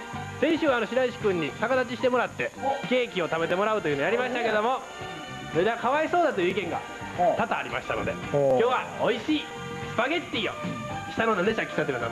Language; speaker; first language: Japanese; native; Japanese